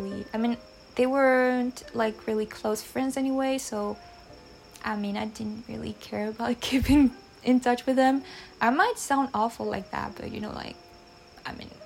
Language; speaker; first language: English; non-native, fluent; French